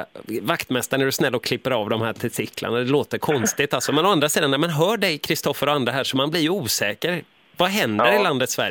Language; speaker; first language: Swedish; native; Swedish